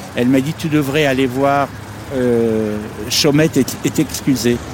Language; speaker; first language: French; native; French